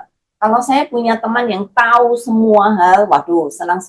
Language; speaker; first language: Indonesian; native; Indonesian